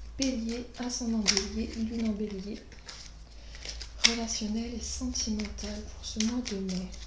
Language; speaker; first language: French; native; French